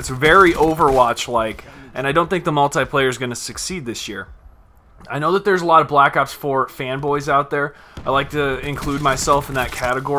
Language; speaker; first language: English; native; English